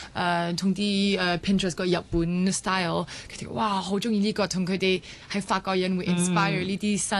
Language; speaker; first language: Cantonese; early bilingual, heritage; Cantonese